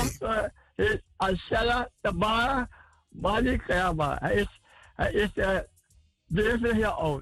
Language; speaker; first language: Dutch; non-native, learner; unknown